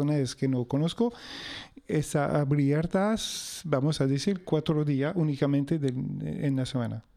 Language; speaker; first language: Spanish; non-native, local second language; French